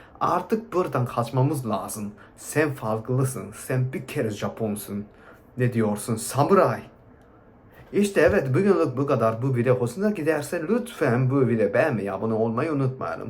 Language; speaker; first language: Turkish; non-native, fluent; Japanese